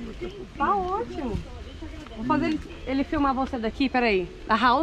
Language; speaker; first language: Portuguese; native; Portuguese